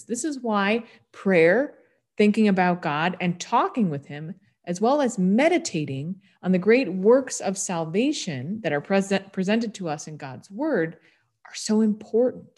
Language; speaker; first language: English; native; English